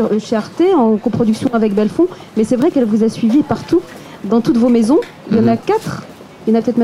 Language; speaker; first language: French; native; French